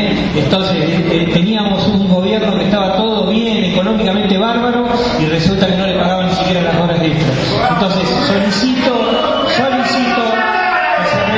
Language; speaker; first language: Spanish; native; Spanish